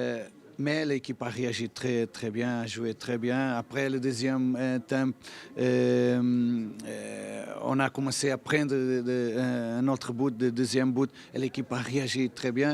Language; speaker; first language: French; non-native, fluent; Portuguese